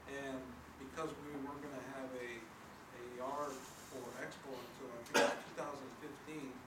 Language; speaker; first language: English; native; English